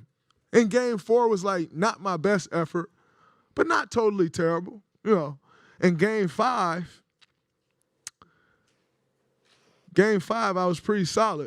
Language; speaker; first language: English; native; English